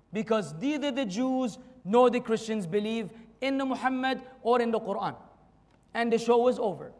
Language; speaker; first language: English; non-native, fluent; Arabic